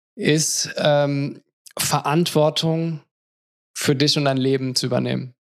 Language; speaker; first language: German; native; German